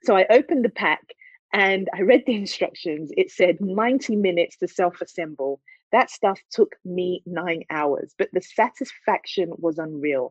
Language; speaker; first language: English; native; English